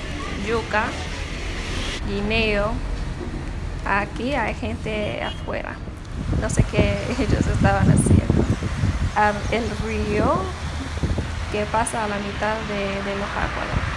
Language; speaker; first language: Spanish; non-native, fluent; English